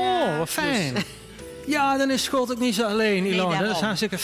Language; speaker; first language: Dutch; native; Dutch